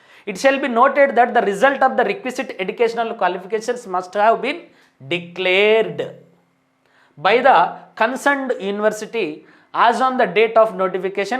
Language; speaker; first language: English; non-native, local second language; Telugu